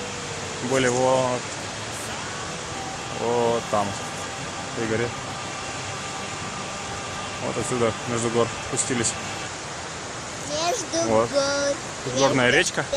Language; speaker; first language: Russian; native; Russian